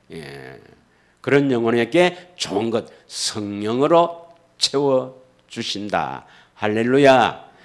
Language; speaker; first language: Korean; native; Korean